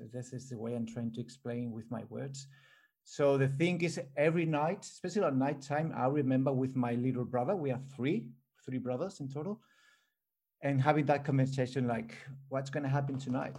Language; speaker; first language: English; non-native, fluent; Spanish